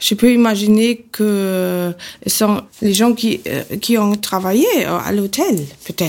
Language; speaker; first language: French; non-native, fluent; German